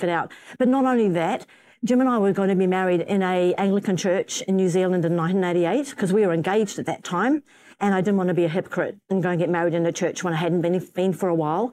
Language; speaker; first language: English; native; English